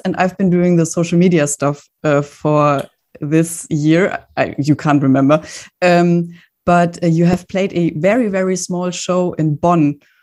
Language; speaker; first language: English; non-native, fluent; German